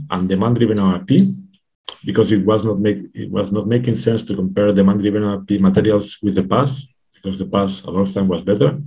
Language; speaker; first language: English; non-native, fluent; Spanish